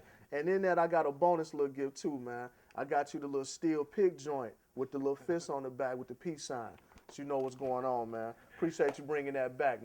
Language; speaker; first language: English; native; English